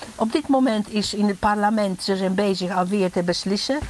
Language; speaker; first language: Dutch; non-native, fluent; Polish